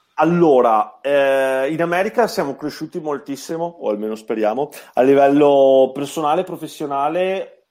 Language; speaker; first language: Italian; native; Italian